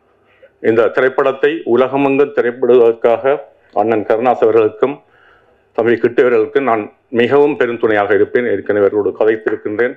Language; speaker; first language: Tamil; native; Tamil